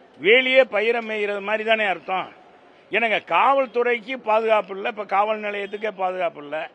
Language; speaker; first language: Tamil; native; Tamil